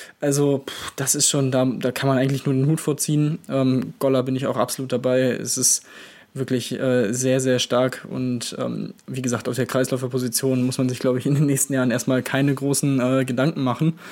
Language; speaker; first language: German; native; German